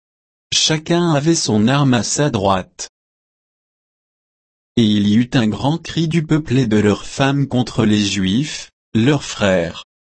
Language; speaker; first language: French; native; French